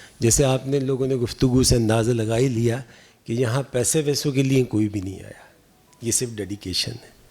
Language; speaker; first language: Urdu; native; Urdu